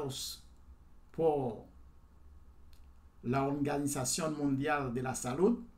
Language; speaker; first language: Spanish; non-native, fluent; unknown